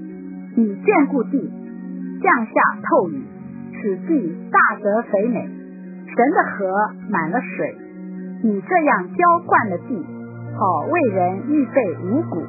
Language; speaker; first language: Chinese; native; Chinese